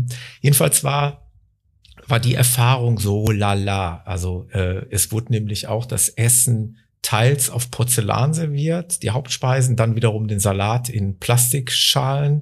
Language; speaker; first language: German; native; German